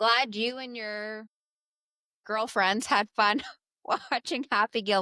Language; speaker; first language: English; native; English